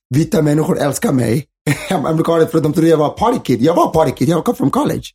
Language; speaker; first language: Swedish; early bilingual, other home language; Somali